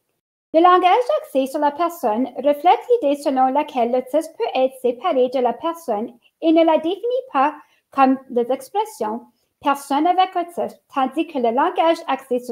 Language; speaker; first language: French; native; French